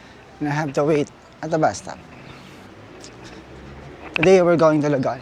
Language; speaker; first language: English; non-native, local second language; Filipino